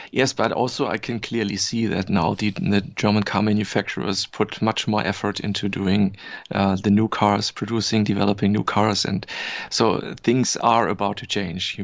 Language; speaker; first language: English; non-native, fluent; German